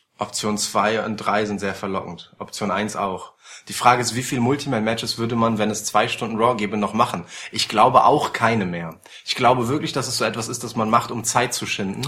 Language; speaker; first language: German; early bilingual, other home language; Polish